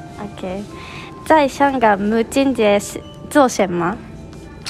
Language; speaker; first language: Chinese; non-native, learner; Japanese